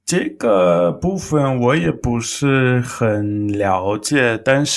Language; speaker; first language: Chinese; non-native, learner; English